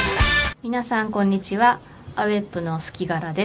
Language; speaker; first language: Japanese; native; Japanese